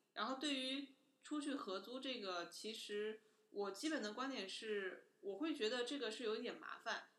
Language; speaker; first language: Chinese; native; Chinese